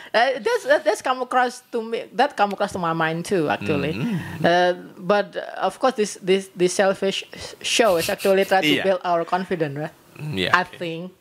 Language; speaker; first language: English; non-native, learner; Indonesian